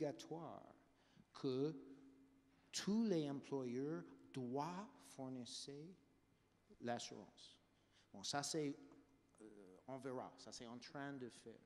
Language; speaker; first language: French; non-native, fluent; English